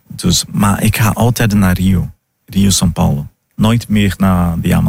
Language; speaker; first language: Dutch; non-native, fluent; Portuguese